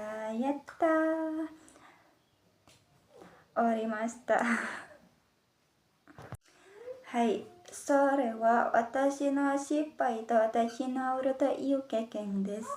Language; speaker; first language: Japanese; non-native, learner; Indonesian